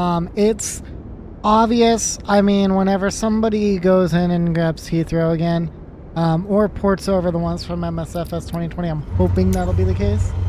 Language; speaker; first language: English; native; English